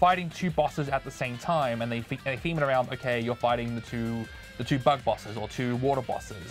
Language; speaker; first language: English; native; English